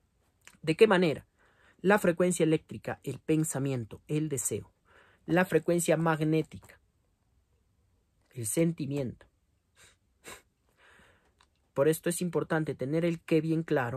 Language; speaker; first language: Spanish; native; Spanish